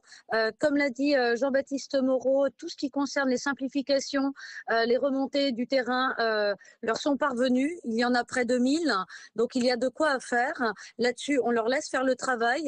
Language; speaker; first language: French; native; French